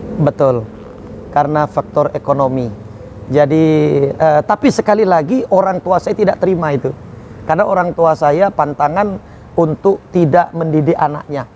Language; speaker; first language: Indonesian; native; Indonesian